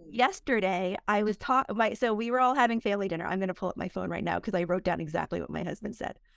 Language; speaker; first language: English; early bilingual, other home language; Korean